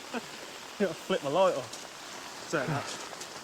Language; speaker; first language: English; native; English